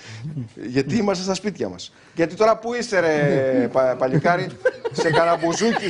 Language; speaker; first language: Greek; native; Greek